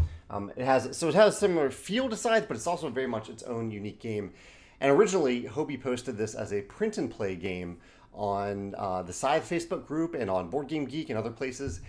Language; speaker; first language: English; native; English